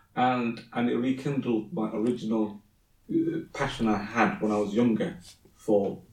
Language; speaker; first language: English; early bilingual, other home language; Somali